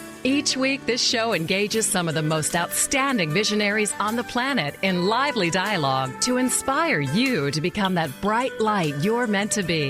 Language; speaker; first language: English; native; English